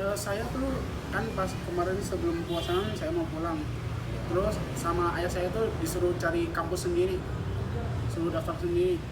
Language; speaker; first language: Indonesian; non-native, fluent; Thai